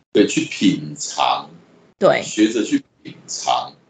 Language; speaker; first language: Chinese; native; Chinese